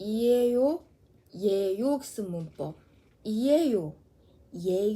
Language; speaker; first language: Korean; non-native, fluent; Mongolian